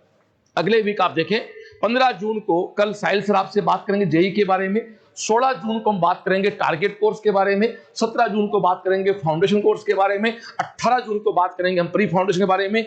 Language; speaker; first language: Hindi; native; Hindi